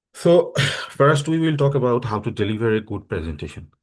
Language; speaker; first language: English; non-native, local second language; Bangla